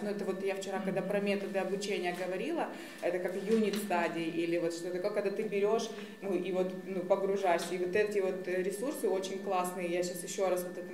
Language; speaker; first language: Russian; native; Russian